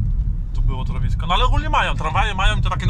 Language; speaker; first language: Polish; native; Polish